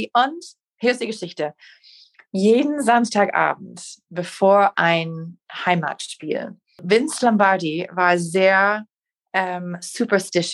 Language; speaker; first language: German; non-native, fluent; English